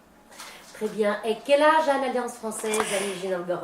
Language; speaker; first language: French; non-native, fluent; Russian